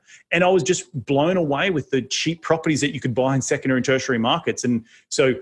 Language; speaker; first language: English; native; English